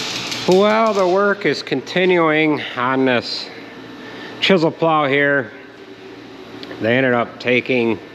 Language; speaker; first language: English; native; English